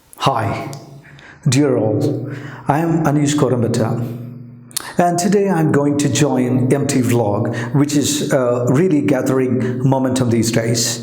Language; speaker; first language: English; non-native, local second language; Malayalam